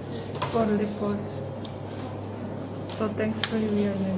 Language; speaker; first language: English; non-native, learner; Korean